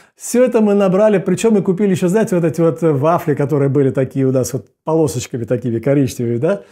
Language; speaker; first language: Russian; native; Russian